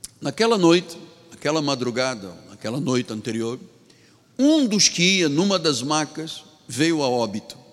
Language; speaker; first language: Portuguese; native; Portuguese